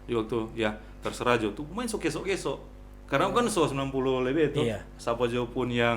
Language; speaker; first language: Indonesian; non-native, local second language; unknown